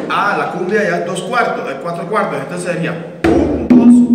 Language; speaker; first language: Spanish; native; Spanish